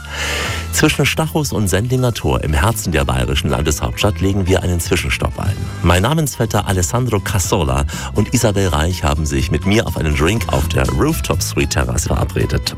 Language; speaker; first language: German; native; German